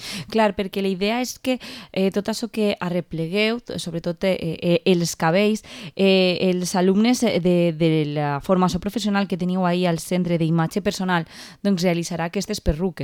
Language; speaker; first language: Catalan; native; Catalan